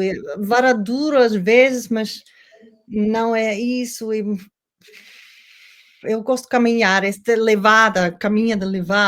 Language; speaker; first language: Portuguese; non-native, learner; Dutch